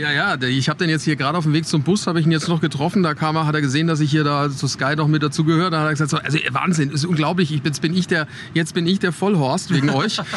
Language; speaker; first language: German; native; German